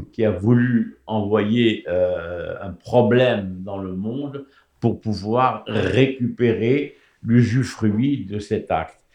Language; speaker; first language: French; native; French